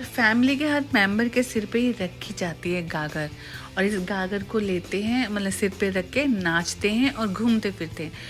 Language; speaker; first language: Hindi; native; Hindi